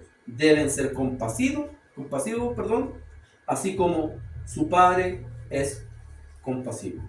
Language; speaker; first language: Spanish; native; Spanish